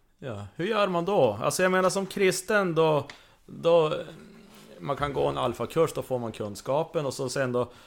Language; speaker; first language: Swedish; native; Swedish